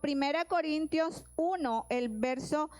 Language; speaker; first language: Spanish; native; Spanish